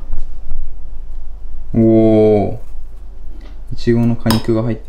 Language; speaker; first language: Japanese; native; Japanese